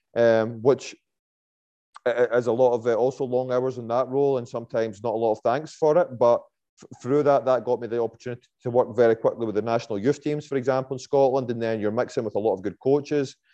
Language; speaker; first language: English; native; English